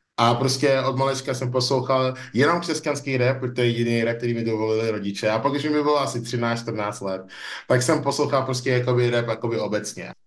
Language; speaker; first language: Czech; early bilingual, other home language; English